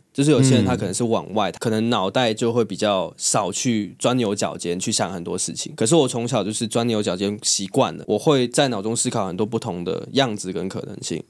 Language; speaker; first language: Chinese; non-native, local second language; Cantonese